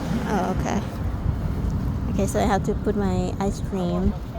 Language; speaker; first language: English; non-native, fluent; Thai